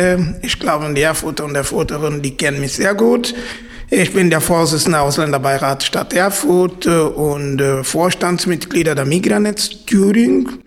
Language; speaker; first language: German; non-native, fluent; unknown